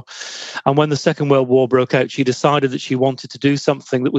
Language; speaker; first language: English; native; English